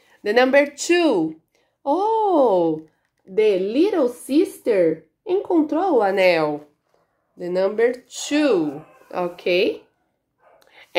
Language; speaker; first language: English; non-native, learner; Portuguese